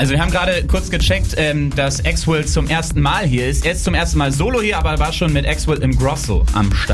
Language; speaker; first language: German; native; German